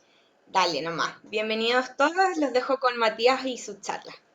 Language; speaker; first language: Spanish; native; Spanish